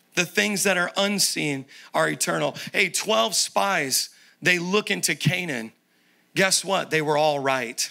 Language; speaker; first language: English; native; English